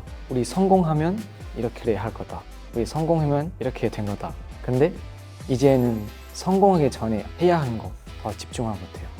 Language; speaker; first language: Korean; non-native, fluent; Thai